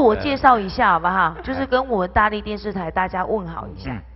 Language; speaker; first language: Chinese; native; Chinese